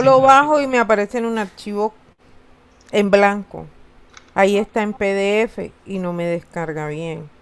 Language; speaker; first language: Spanish; native; Spanish